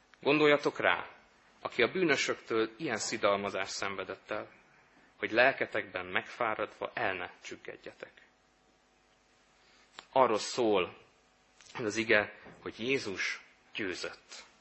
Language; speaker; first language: Hungarian; native; Hungarian